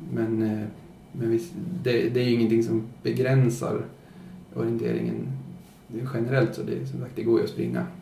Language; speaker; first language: Swedish; native; Swedish